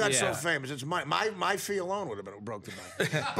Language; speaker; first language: English; native; English